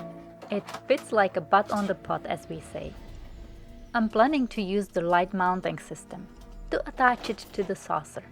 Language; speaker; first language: English; non-native, fluent; Czech